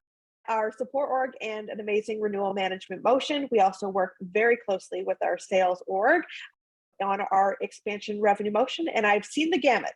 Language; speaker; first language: English; native; English